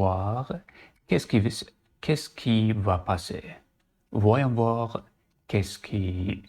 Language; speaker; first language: French; non-native, learner; Arabic